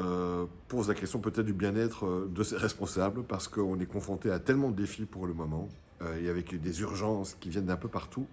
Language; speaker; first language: French; native; French